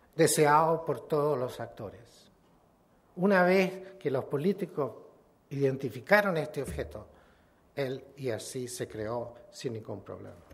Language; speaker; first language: Spanish; native; Spanish